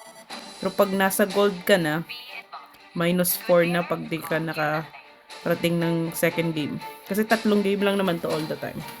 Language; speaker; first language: Filipino; native; Filipino